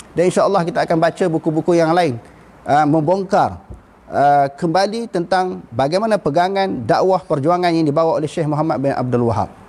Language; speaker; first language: Malay; native; Malay